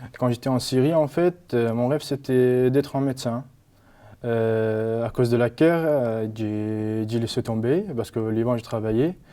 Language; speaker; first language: French; non-native, fluent; Arabic